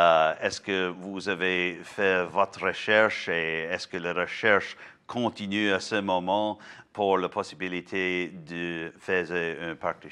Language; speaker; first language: French; non-native, learner; English